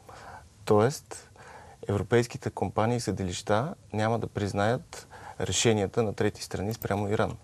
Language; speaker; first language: Bulgarian; native; Bulgarian